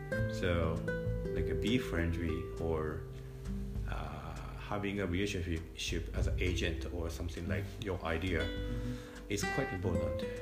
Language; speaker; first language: English; non-native, fluent; Japanese